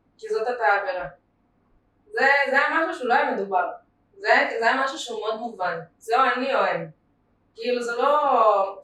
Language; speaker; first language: Hebrew; early bilingual, other home language; Russian